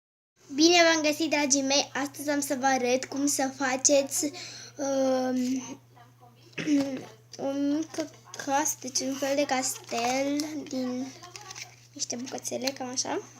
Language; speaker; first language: Romanian; native; Romanian